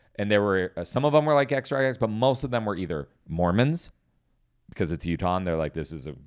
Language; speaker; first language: English; native; English